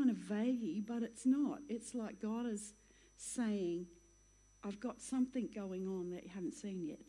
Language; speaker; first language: English; native; English